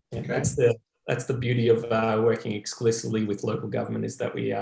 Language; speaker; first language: English; native; English